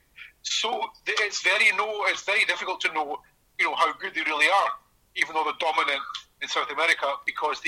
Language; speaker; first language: English; native; English